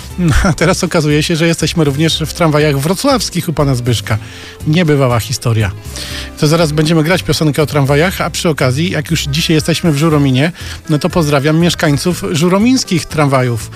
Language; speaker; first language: Polish; native; Polish